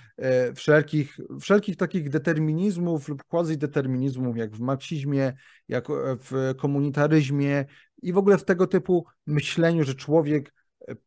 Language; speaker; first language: Polish; native; Polish